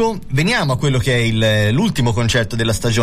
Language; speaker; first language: Italian; native; Italian